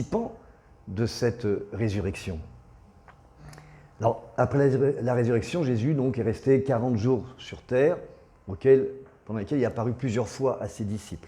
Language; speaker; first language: French; native; French